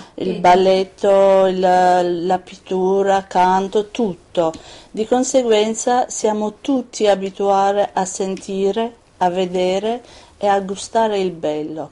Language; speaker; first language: Italian; non-native, fluent; Albanian